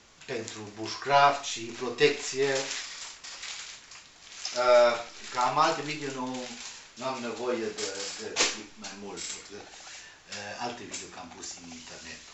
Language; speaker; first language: Romanian; non-native, learner; Spanish